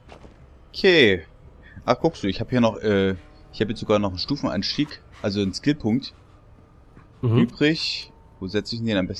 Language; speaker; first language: German; native; German